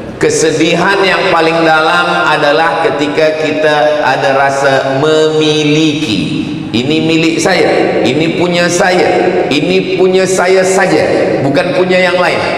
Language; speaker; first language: Malay; native; Malay